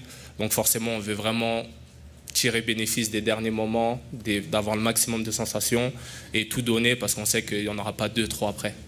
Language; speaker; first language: French; native; French